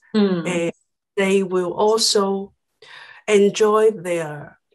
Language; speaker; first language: English; non-native, local second language; Cantonese